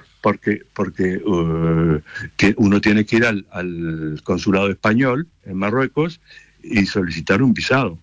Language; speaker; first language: Spanish; native; Spanish